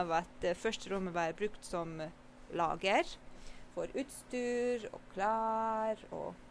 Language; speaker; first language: Norwegian; non-native, fluent; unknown